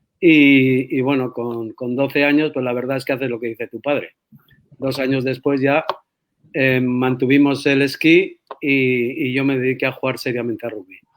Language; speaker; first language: Spanish; native; Spanish